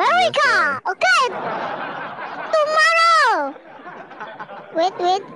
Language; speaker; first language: English; non-native, learner; Indonesian